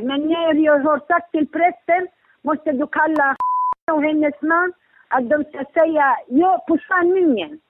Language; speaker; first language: Swedish; non-native, learner; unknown